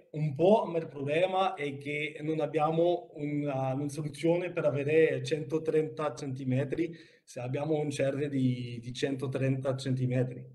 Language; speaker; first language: Italian; non-native, learner; French